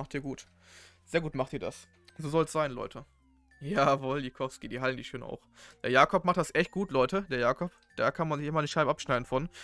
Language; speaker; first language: German; native; German